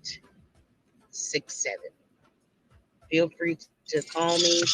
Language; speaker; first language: English; native; English